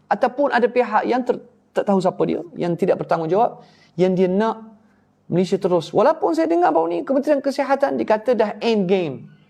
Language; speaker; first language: Malay; non-native, fluent; Arabic